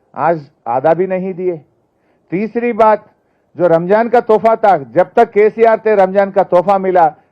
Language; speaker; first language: Hindi; non-native, local second language; Telugu